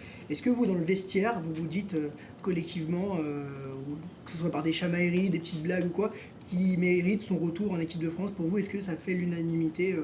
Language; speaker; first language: French; native; French